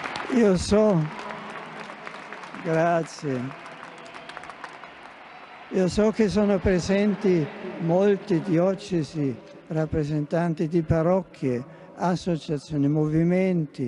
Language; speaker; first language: Italian; non-native, fluent; German